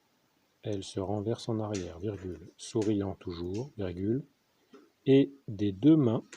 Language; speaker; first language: French; native; French